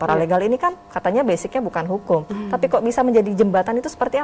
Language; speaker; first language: Indonesian; native; Indonesian